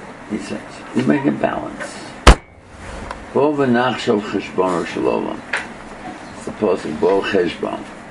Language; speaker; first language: English; native; English